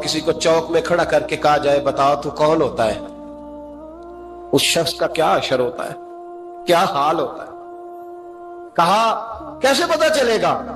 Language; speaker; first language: Urdu; native; Urdu